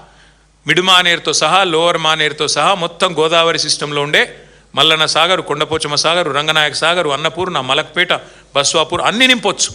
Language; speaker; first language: Telugu; native; Telugu